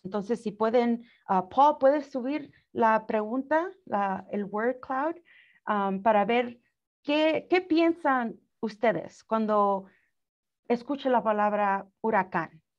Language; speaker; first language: Spanish; early bilingual, heritage; Spanish